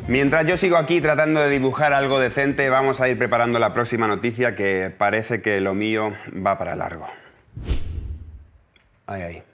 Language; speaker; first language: Spanish; native; Spanish